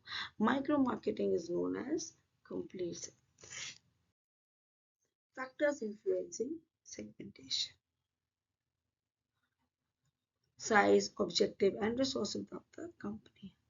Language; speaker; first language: English; non-native, local second language; Hindi